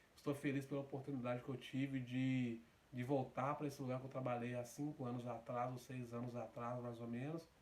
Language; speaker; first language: Portuguese; native; Portuguese